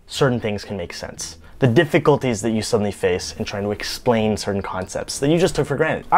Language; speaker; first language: English; native; English